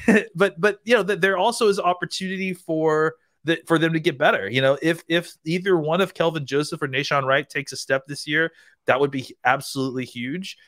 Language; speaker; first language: English; native; English